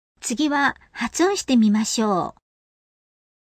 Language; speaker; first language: Japanese; non-native, fluent; Korean